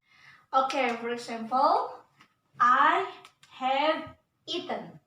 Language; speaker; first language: English; non-native, learner; Indonesian